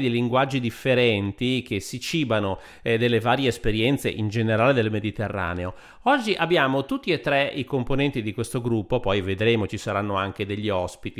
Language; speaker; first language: Italian; native; Italian